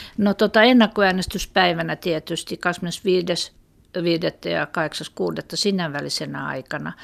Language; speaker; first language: Finnish; native; Finnish